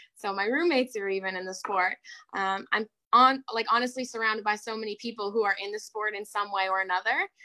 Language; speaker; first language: English; native; English